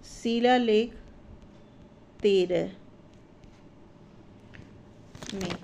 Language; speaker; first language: Hindi; native; Hindi